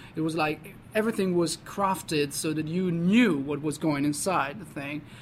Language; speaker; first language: English; non-native, fluent; Italian